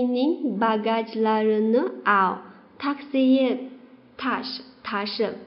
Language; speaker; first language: Turkish; non-native, fluent; Chinese